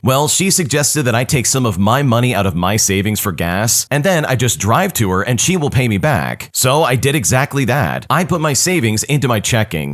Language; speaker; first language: English; native; English